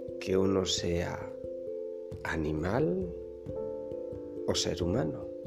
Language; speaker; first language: Spanish; non-native, fluent; French